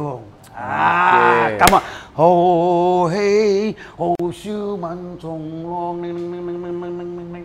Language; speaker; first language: English; non-native, local second language; Malay